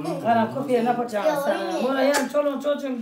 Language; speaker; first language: Turkish; native; Turkish